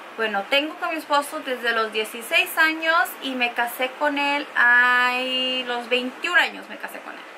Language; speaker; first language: Spanish; early bilingual, heritage; Spanish